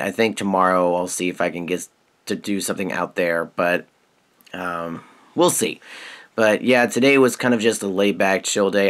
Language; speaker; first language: English; native; English